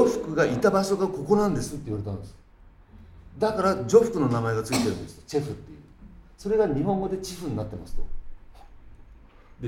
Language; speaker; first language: Japanese; native; Japanese